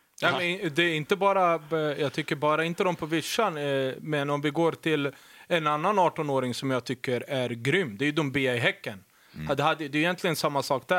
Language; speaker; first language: Swedish; native; Swedish